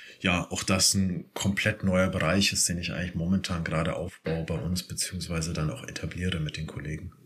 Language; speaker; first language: German; native; German